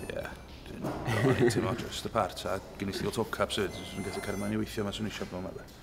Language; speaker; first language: Welsh; native; Welsh